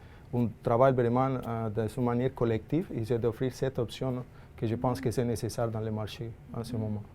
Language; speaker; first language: French; non-native, fluent; Spanish